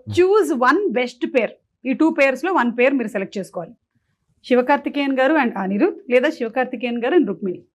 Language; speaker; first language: Telugu; non-native, local second language; Malayalam